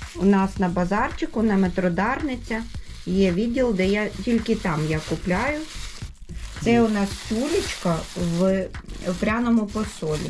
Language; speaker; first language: Ukrainian; non-native, local second language; Russian